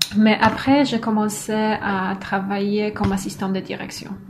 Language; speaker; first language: French; non-native, fluent; Polish